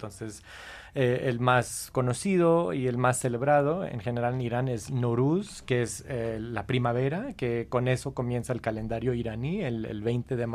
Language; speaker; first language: Spanish; non-native, fluent; English